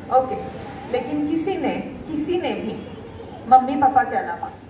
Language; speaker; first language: Hindi; non-native, local second language; Marathi